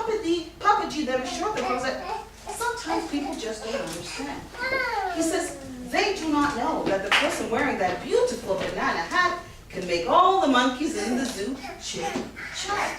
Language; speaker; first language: English; early bilingual, other home language; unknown